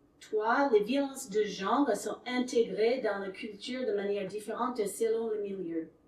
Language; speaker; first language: French; non-native, fluent; English